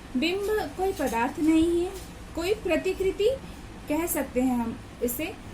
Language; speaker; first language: Hindi; native; Hindi